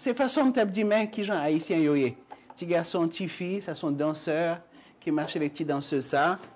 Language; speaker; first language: Haitian Creole; non-native, fluent; Hebrew